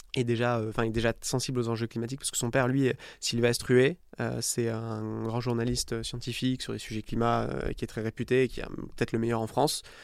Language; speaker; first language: French; native; French